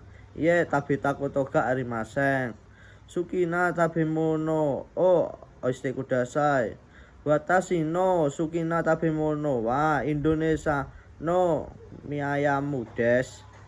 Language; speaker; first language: Japanese; non-native, learner; Indonesian